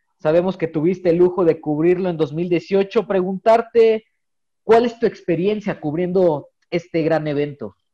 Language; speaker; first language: Spanish; native; Spanish